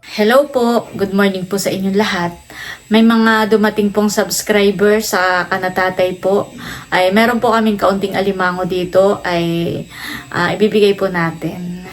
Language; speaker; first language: Filipino; native; Filipino